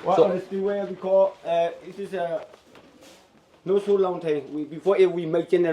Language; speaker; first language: English; non-native, learner; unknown